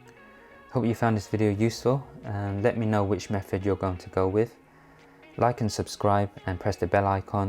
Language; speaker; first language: English; native; English